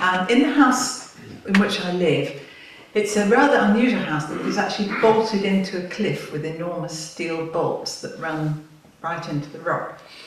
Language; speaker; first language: English; native; English